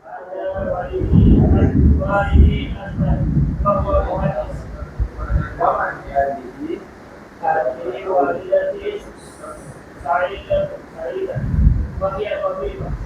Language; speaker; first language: Arabic; non-native, learner; Indonesian